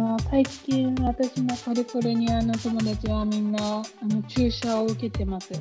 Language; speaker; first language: Japanese; non-native, learner; German